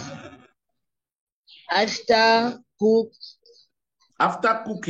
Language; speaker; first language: English; non-native, learner; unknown